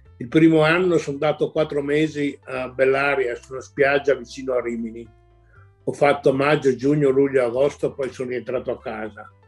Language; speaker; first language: Italian; native; Italian